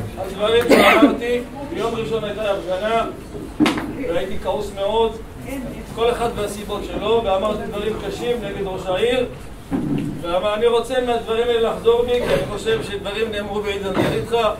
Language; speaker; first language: Hebrew; native; Hebrew